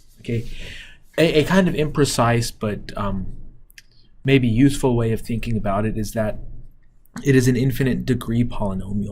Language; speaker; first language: English; native; English